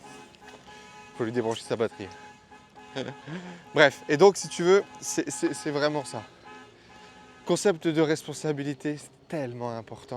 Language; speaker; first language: French; native; French